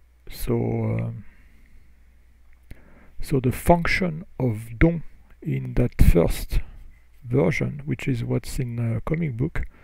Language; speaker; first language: English; non-native, fluent; French